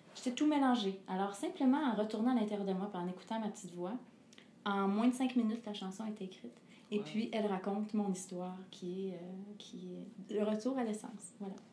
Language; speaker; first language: French; native; French